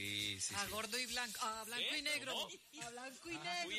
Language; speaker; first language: Spanish; native; Spanish